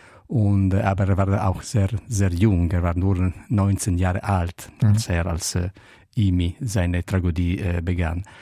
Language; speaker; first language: German; non-native, learner; Italian